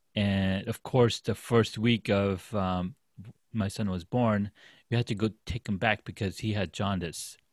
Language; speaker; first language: English; non-native, fluent; Urdu